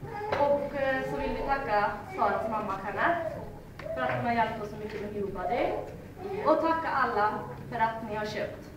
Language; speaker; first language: Swedish; native; Swedish